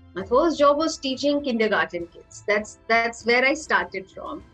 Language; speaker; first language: English; non-native, local second language; Hindi